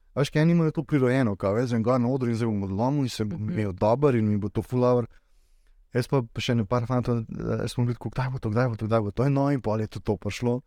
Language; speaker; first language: Slovenian; native; Slovenian